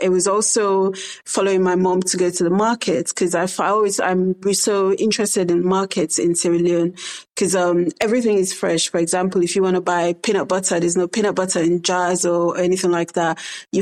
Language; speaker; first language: English; non-native, local second language; Krio